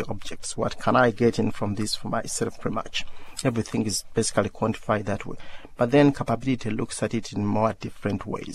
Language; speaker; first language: English; non-native, local second language; Ganda